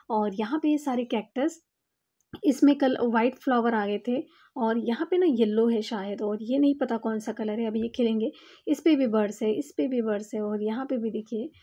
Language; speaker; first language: Hindi; non-native, local second language; Marathi